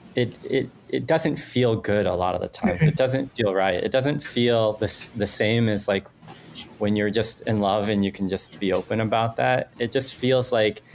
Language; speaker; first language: English; non-native, fluent; Spanish